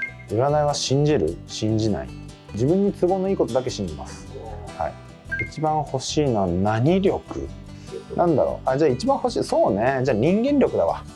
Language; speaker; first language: Japanese; native; Japanese